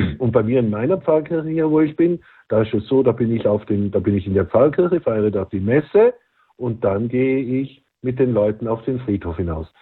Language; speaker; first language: German; native; German